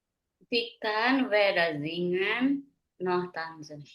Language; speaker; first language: German; non-native, fluent; Indonesian